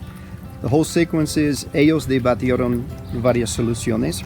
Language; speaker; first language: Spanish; non-native, fluent; English